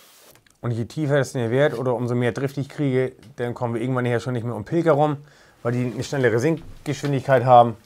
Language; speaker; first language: German; native; German